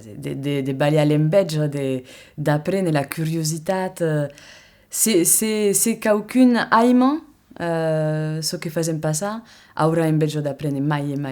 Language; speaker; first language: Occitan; non-native, local second language; French